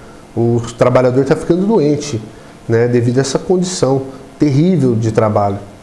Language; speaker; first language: Portuguese; native; Portuguese